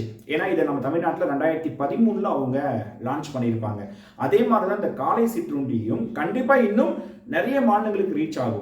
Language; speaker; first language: Tamil; native; Tamil